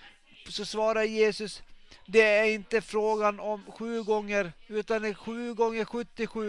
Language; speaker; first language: Swedish; non-native, local second language; Finnish